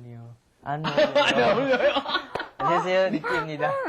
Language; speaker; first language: Korean; non-native, learner; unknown